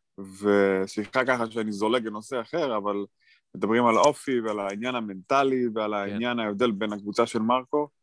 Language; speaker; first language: Hebrew; native; Hebrew